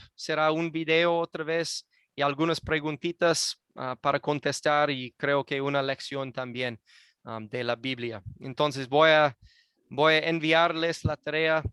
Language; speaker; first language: Spanish; non-native, fluent; English